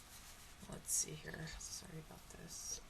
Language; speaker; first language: English; native; English